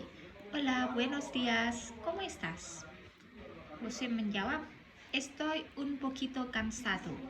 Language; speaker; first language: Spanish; non-native, fluent; Indonesian